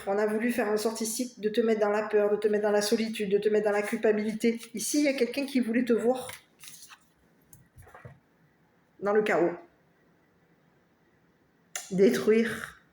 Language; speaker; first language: French; native; French